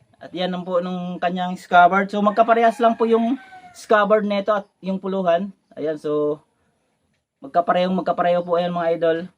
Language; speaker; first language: Filipino; non-native, local second language; Bikol